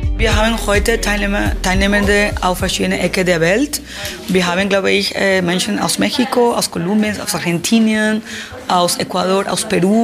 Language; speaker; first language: German; non-native, fluent; Spanish